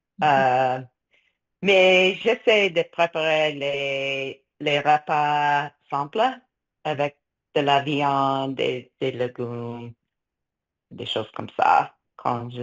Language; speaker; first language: French; non-native, fluent; English